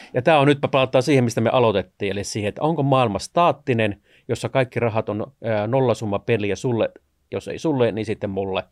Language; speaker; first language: Finnish; native; Finnish